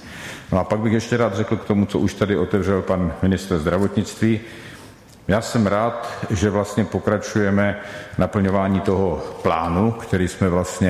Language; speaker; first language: Czech; native; Czech